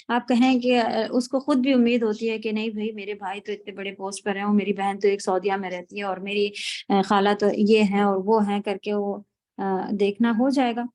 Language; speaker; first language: Urdu; native; Urdu